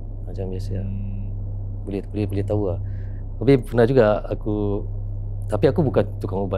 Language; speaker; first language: Malay; native; Malay